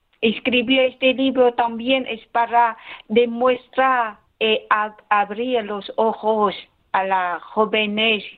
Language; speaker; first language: Spanish; non-native, learner; Khmer